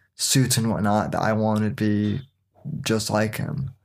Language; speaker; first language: English; native; English